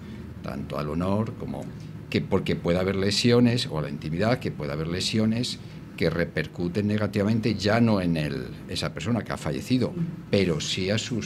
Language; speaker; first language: Spanish; native; Spanish